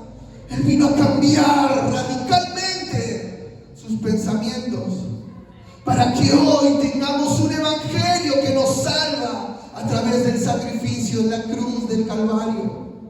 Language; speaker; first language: Spanish; native; Spanish